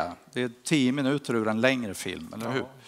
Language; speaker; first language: Swedish; native; Swedish